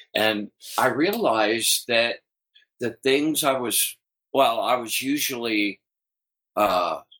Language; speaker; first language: English; native; English